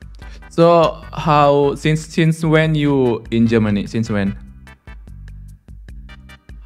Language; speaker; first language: English; non-native, learner; Indonesian